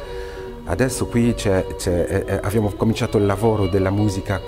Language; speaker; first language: Italian; non-native, fluent; French